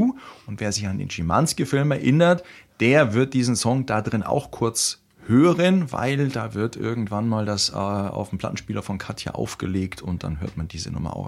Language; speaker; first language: German; native; German